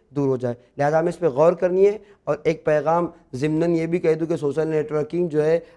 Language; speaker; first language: Urdu; native; Urdu